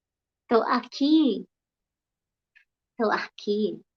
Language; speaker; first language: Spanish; non-native, learner; Filipino